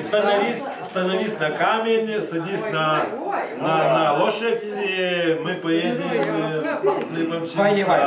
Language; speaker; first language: Russian; non-native, fluent; Lithuanian